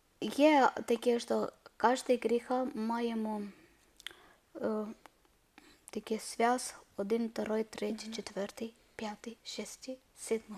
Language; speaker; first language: Ukrainian; non-native, learner; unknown